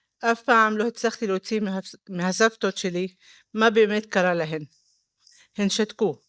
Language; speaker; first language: Hebrew; non-native, local second language; Arabic